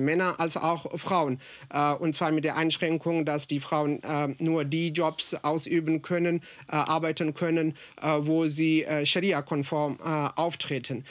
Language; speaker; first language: German; non-native, fluent; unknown